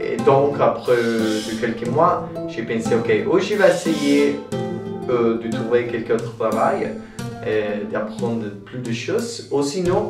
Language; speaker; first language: French; non-native, learner; Italian